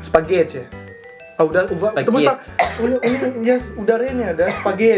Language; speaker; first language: Russian; non-native, learner; Indonesian